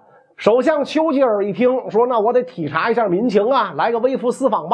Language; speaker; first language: Chinese; native; Chinese